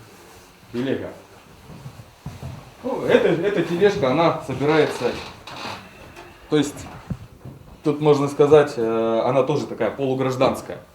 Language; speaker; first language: Russian; native; Russian